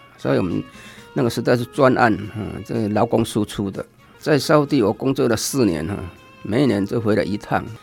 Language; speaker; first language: Chinese; native; Chinese